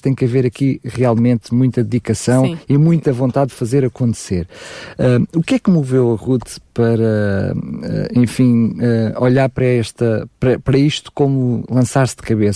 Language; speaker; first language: Portuguese; native; Portuguese